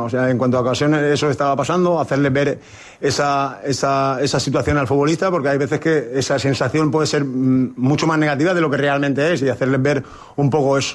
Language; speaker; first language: Spanish; native; Spanish